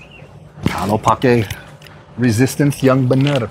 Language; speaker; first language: Indonesian; non-native, fluent; English